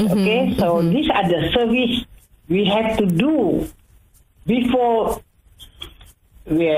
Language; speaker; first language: English; non-native, local second language; Tamil